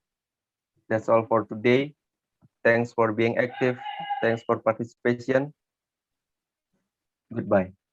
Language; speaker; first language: English; non-native, learner; Indonesian